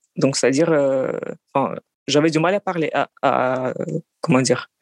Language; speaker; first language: French; non-native, fluent; Russian